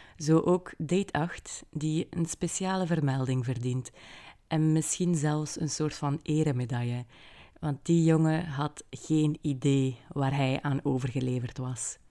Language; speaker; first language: Dutch; native; Dutch